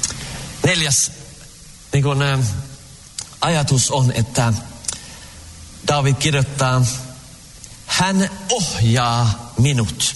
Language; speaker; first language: Finnish; early bilingual, heritage; Finnish